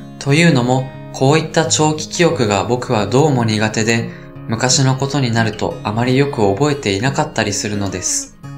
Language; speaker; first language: Japanese; native; Japanese